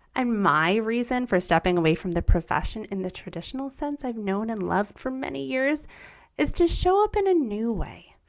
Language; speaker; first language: English; early bilingual, other home language; German